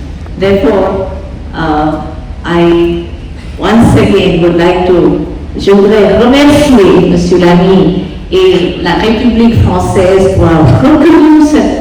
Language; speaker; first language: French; non-native, fluent; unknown